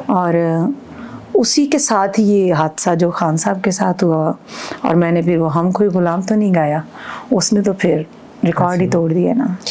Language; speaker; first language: Urdu; non-native, local second language; Punjabi